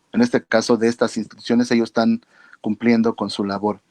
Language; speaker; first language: Spanish; native; Spanish